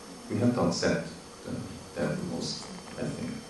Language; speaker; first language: English; non-native, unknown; Korean